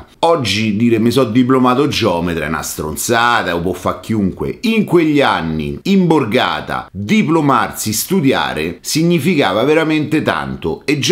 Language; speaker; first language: Italian; native; Italian